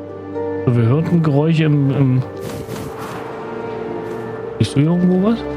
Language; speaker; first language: German; native; German